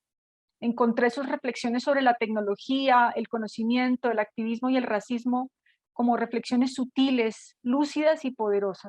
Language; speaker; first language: Spanish; native; Spanish